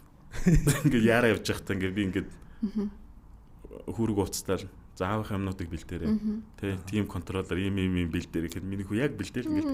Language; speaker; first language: Mongolian; native; Mongolian